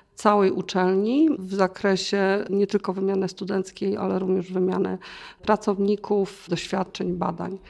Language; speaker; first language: Polish; native; Polish